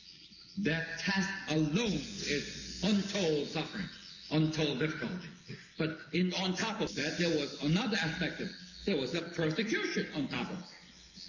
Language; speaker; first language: English; non-native, fluent; Korean